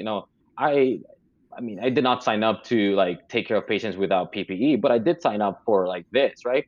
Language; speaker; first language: English; non-native, fluent; Spanish